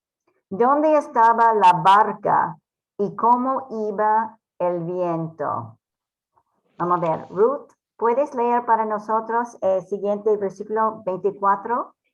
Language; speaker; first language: Spanish; non-native, fluent; English